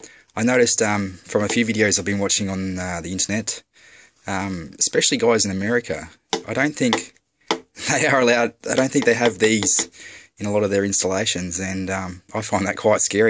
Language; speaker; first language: English; native; English